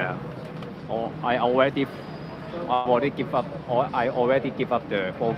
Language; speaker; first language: English; non-native, learner; Cantonese